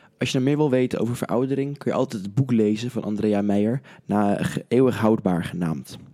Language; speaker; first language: Dutch; native; Dutch